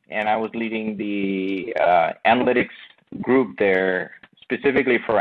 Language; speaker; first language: English; non-native, local second language; Bangla